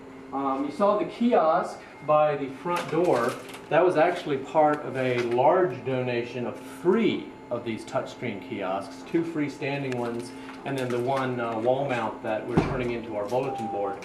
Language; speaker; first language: English; native; English